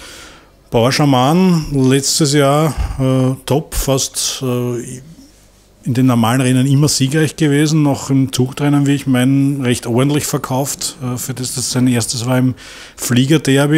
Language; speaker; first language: German; native; German